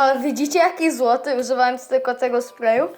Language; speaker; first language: Polish; early bilingual, heritage; Polish